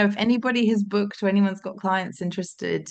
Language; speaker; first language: English; native; English